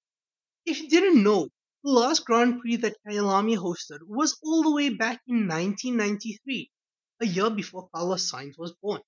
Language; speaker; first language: English; native; English